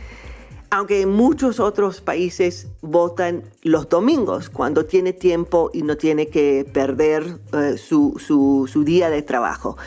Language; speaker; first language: Spanish; non-native, fluent; English